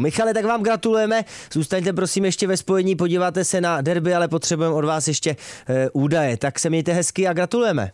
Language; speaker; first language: Czech; native; Czech